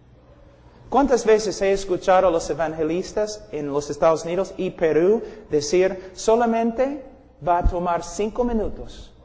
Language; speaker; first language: Spanish; non-native, fluent; English